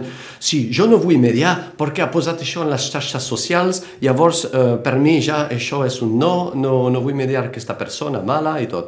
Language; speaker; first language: Catalan; non-native, fluent; French